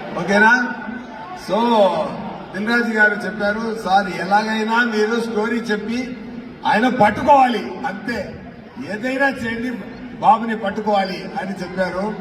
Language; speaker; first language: Telugu; non-native, fluent; Tamil